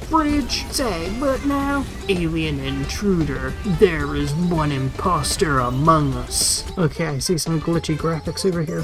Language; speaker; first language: English; native; English